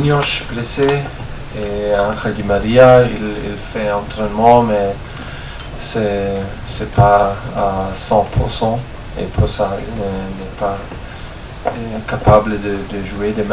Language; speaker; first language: French; non-native, learner; German